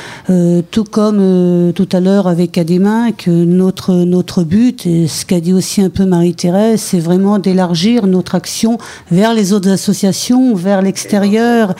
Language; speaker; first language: French; native; French